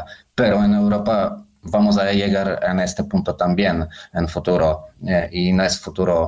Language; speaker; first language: Spanish; non-native, learner; Polish